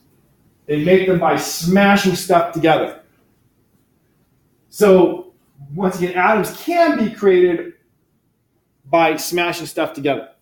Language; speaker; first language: English; native; English